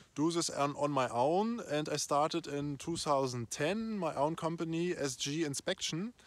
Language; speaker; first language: English; non-native, fluent; German